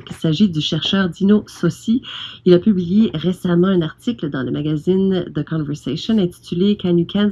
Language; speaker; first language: French; native; French